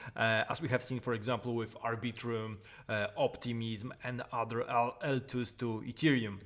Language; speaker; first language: English; non-native, fluent; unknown